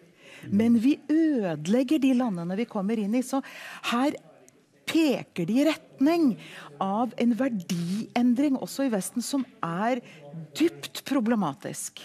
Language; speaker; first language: Norwegian; early bilingual, heritage; Norwegian